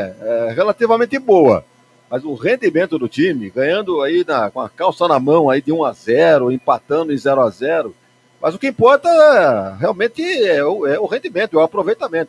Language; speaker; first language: Portuguese; native; Portuguese